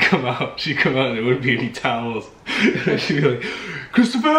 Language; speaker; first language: English; native; English